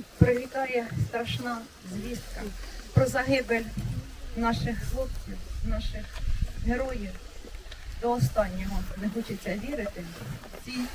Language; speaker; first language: Ukrainian; native; Ukrainian